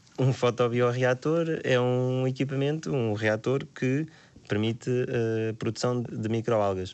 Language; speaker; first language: Portuguese; native; Portuguese